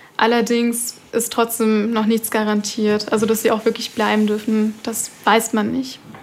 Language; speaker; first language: German; early bilingual, other home language; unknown